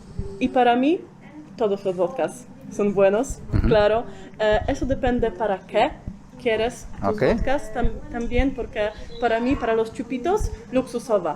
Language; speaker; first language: Spanish; non-native, fluent; Polish